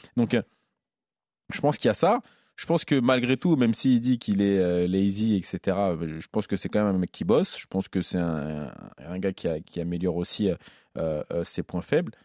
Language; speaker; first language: French; native; French